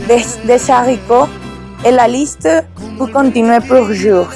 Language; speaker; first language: French; non-native, learner; Spanish